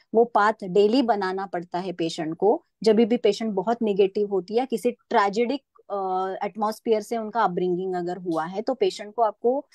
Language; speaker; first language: Hindi; non-native, local second language; Marathi